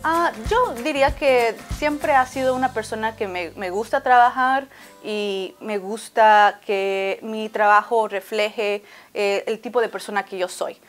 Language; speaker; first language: Spanish; early bilingual, heritage; Spanish